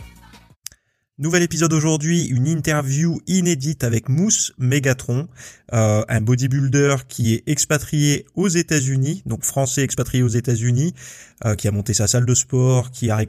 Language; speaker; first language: French; native; French